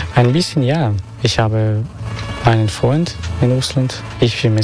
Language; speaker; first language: German; non-native, fluent; Russian